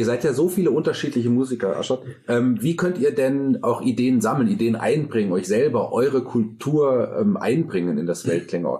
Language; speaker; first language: German; native; German